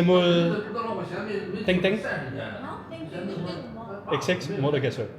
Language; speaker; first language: Korean; non-native, learner; Dutch